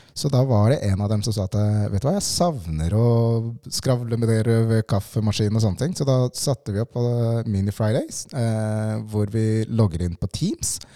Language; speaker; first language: Norwegian; early bilingual, other home language; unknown